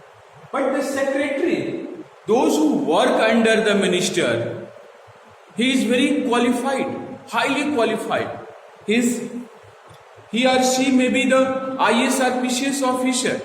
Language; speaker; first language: English; non-native, local second language; Hindi